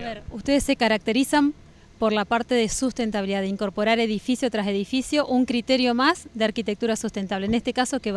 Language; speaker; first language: Spanish; native; Spanish